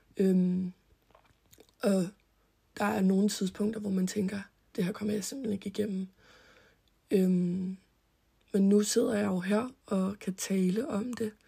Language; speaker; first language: Danish; early bilingual, heritage; Danish